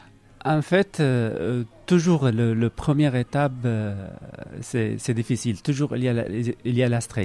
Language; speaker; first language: French; non-native, learner; Arabic